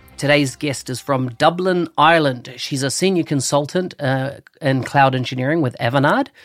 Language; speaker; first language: English; native; English